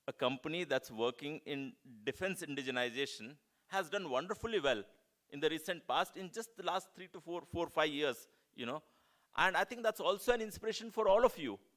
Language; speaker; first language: English; non-native, local second language; Marathi